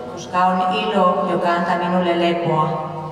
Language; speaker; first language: Finnish; non-native, fluent; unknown